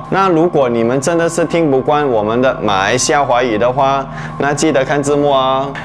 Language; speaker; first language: Chinese; non-native, local second language; Hakka Chinese